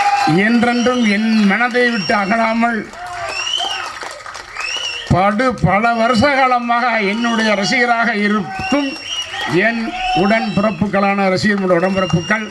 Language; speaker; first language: Tamil; native; Tamil